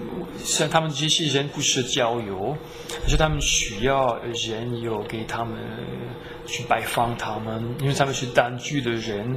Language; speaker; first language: Chinese; non-native, fluent; French